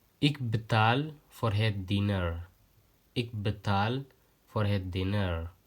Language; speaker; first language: Dutch; non-native, learner; Tigrinya